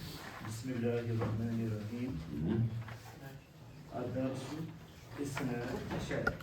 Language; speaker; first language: Arabic; non-native, learner; Urdu